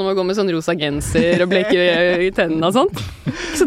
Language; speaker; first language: Norwegian; native; Norwegian